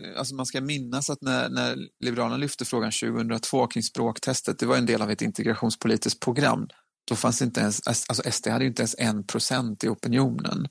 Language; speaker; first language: Swedish; native; Swedish